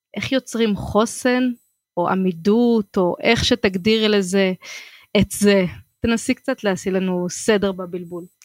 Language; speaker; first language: Hebrew; native; Hebrew